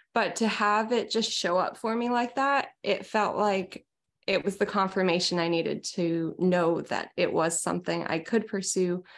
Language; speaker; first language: English; native; English